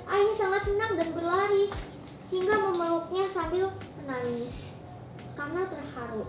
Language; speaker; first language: Indonesian; native; Indonesian